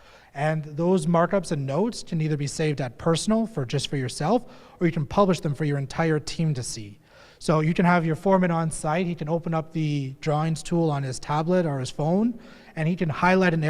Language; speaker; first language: English; native; English